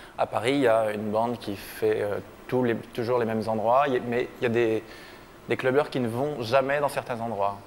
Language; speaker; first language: French; native; French